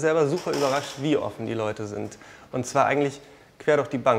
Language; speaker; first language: German; native; German